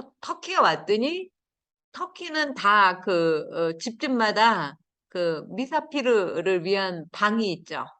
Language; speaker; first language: Korean; native; Korean